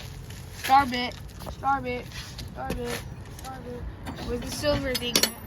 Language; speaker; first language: English; native; English